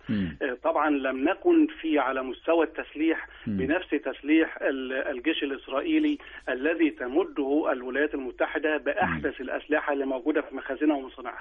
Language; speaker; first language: Arabic; native; Arabic